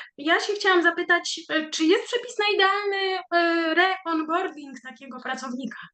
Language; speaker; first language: Polish; native; Polish